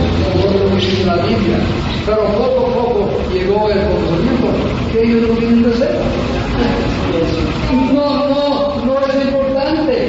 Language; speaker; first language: Spanish; non-native, fluent; English